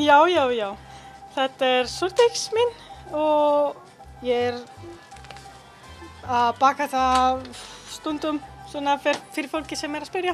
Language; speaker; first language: Icelandic; non-native, learner; Italian